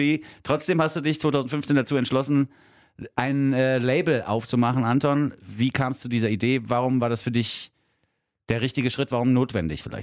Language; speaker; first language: German; native; German